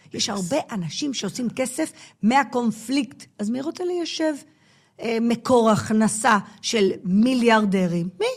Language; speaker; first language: Hebrew; non-native, fluent; English